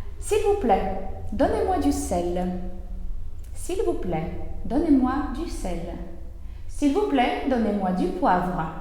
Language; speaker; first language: French; non-native, fluent; Ukrainian